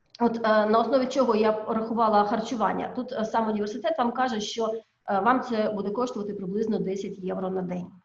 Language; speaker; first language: Ukrainian; native; Ukrainian